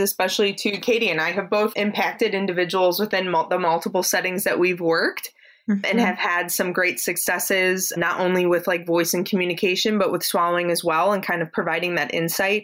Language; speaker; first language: English; native; English